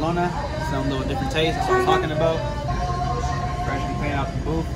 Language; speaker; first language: English; native; English